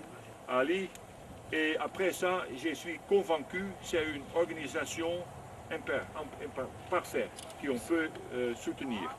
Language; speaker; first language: French; non-native, fluent; Dutch